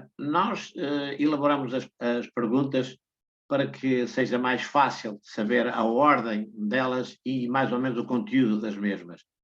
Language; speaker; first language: Portuguese; native; Portuguese